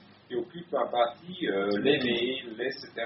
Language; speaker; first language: French; native; French